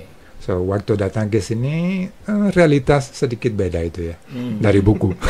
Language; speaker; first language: Indonesian; non-native, fluent; Spanish